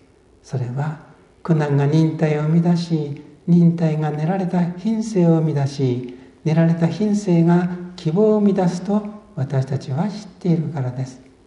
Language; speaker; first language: Japanese; native; Japanese